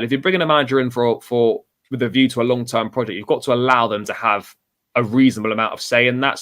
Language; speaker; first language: English; native; English